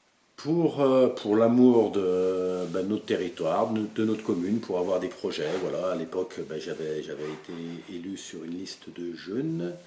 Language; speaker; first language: French; native; French